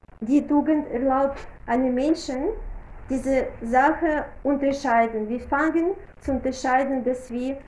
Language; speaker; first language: German; non-native, fluent; Russian